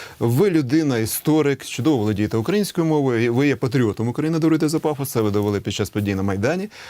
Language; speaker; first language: Ukrainian; native; Ukrainian